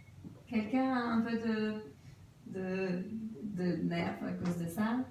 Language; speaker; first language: French; non-native, fluent; Portuguese